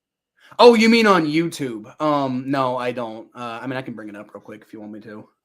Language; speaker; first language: English; native; English